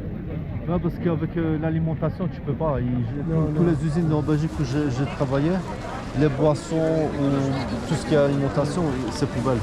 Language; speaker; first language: French; early bilingual, other home language; Polish